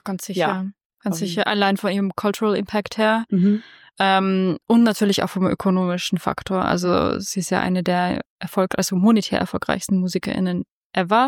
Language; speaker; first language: German; native; German